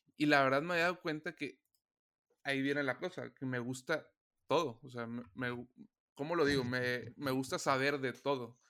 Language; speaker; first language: Spanish; native; Spanish